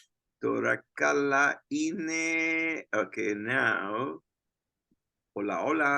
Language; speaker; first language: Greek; non-native, learner; Spanish